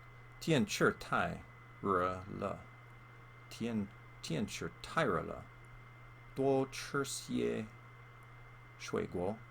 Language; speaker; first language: Chinese; non-native, learner; English